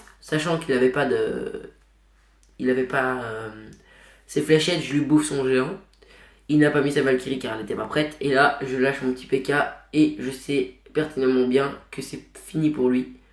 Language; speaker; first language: French; native; French